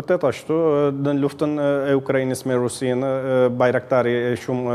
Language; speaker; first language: Albanian; early bilingual, heritage; Albanian